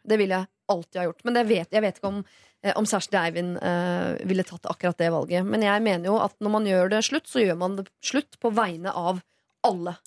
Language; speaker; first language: Norwegian; native; Norwegian